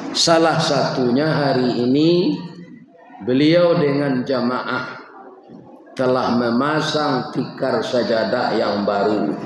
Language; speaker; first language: Malay; non-native, local second language; Minangkabau